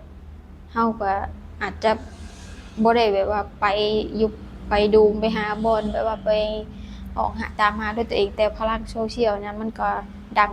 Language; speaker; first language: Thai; non-native, local second language; Lao